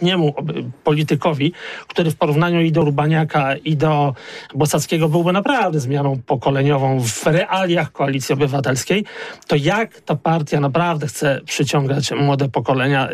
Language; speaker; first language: Polish; native; Polish